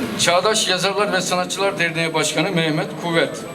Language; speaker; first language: Turkish; native; Turkish